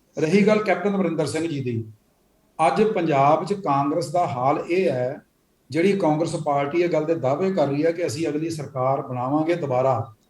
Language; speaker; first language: Punjabi; native; Punjabi